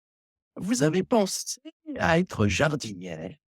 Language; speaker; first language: French; non-native, learner; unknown